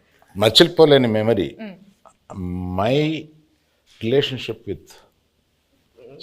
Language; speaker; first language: Telugu; native; Telugu